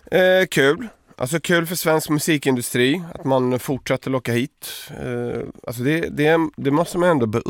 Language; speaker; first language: Swedish; native; Swedish